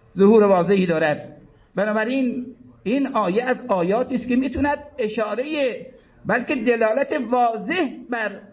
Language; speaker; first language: Persian; native; Persian